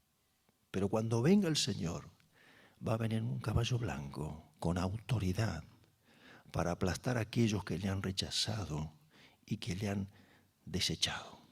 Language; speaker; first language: Spanish; native; Spanish